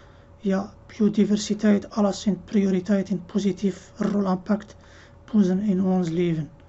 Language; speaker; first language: Dutch; non-native, learner; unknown